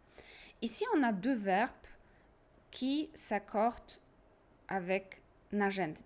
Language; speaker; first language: French; non-native, fluent; Polish